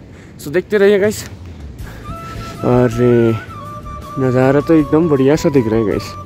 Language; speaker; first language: Hindi; non-native, local second language; Nepali